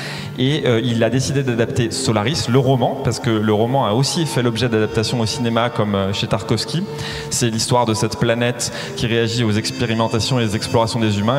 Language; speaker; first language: French; native; French